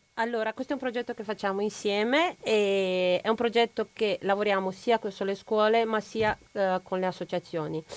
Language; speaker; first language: Italian; non-native, fluent; Romanian